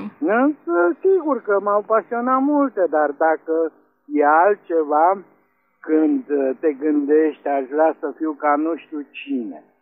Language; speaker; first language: Romanian; native; Romanian